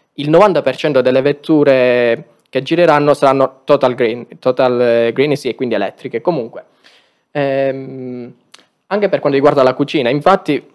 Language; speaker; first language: Italian; native; Italian